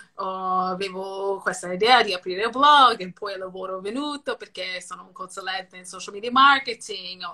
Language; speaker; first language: Italian; non-native, fluent; English